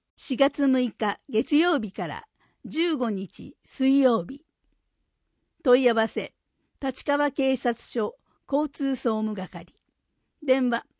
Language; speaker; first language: Japanese; native; Japanese